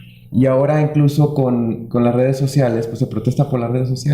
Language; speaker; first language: Spanish; native; Spanish